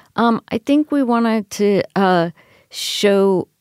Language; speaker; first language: English; native; English